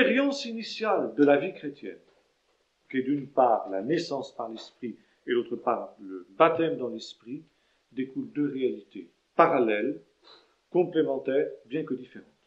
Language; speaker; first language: French; native; French